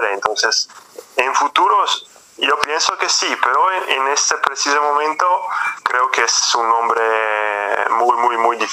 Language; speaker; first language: Spanish; non-native, fluent; Italian